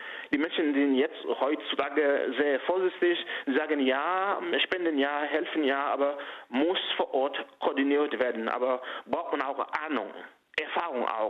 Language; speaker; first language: German; non-native, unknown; Haitian Creole